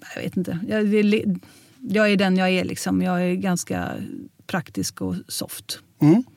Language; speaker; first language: Swedish; early bilingual, heritage; Swedish